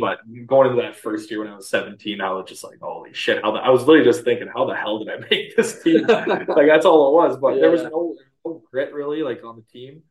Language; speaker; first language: English; native; English